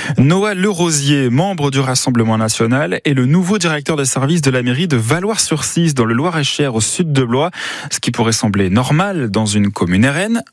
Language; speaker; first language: French; native; French